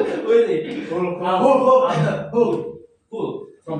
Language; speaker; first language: English; non-native, learner; Indonesian